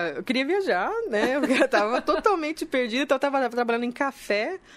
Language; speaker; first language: Portuguese; native; Portuguese